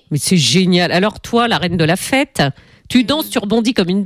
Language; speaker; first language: French; native; French